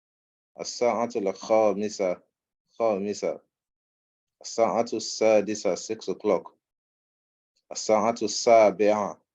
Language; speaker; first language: Arabic; non-native, fluent; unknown